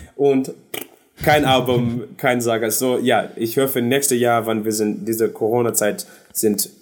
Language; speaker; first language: German; non-native, learner; English